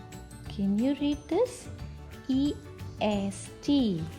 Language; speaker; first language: English; non-native, local second language; Hindi